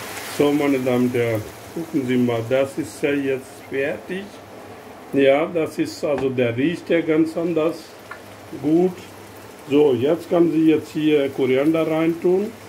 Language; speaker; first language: German; non-native, fluent; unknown